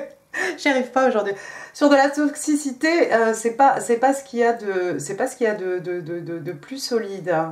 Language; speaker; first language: French; native; French